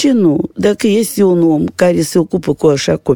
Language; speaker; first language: Romanian; non-native, local second language; Russian